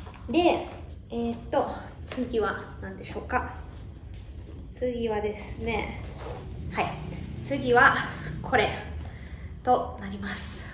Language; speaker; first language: Japanese; non-native, fluent; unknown